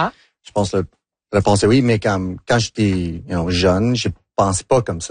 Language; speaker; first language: French; non-native, local second language; English